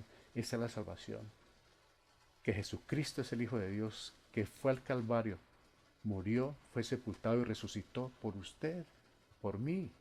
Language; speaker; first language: Spanish; native; Spanish